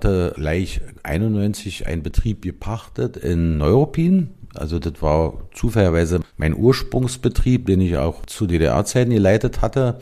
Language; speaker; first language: German; native; German